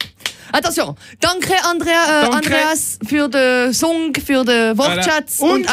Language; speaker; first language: German; non-native, local second language; French